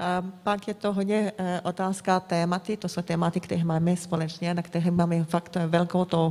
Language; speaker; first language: Czech; non-native, fluent; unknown